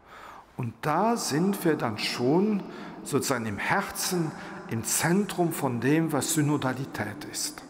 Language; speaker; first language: German; non-native, local second language; Luxembourgish